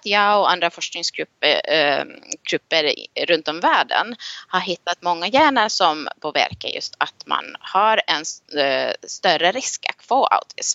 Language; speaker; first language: Swedish; non-native, local second language; Finnish